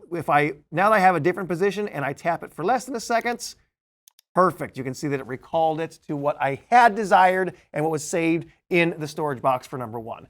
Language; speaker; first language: English; native; English